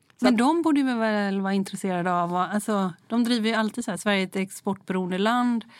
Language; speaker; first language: Swedish; native; Swedish